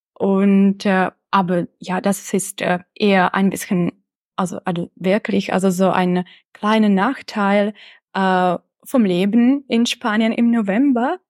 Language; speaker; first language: German; non-native, fluent; Czech